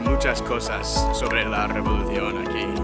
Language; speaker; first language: Spanish; non-native, fluent; English